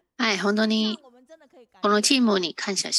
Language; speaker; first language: Japanese; non-native, fluent; Chinese